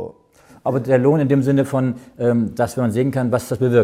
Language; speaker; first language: German; native; German